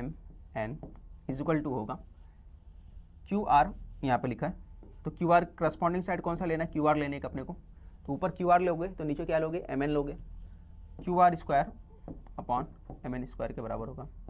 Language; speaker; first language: Hindi; native; Hindi